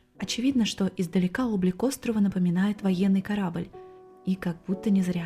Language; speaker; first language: Russian; native; Russian